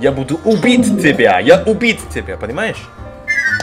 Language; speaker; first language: Russian; non-native, learner; Indonesian